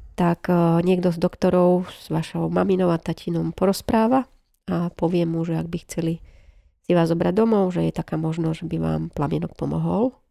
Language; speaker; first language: Slovak; native; Slovak